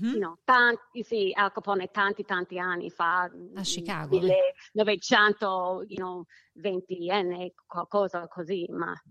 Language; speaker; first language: Italian; non-native, learner; English